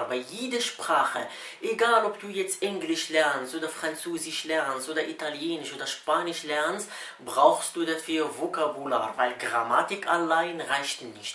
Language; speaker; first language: German; non-native, fluent; Arabic